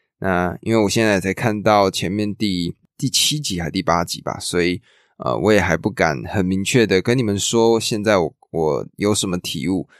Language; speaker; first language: Chinese; native; Chinese